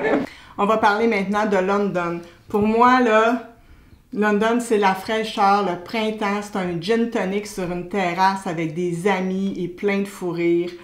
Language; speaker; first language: French; native; French